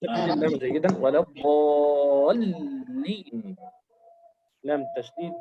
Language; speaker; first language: Arabic; native; Arabic